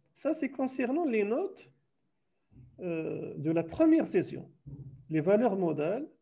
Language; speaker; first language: French; non-native, local second language; Arabic